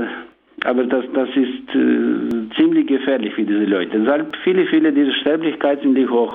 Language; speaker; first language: German; non-native, learner; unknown